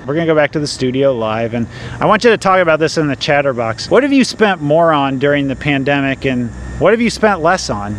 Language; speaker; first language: English; native; English